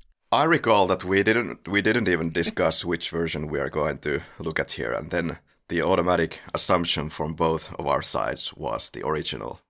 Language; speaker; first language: English; non-native, fluent; Finnish